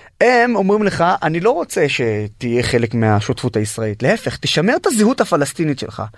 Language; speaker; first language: Hebrew; non-native, local second language; Arabic